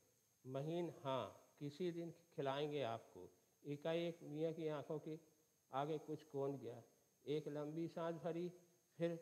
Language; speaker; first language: Hindi; native; Hindi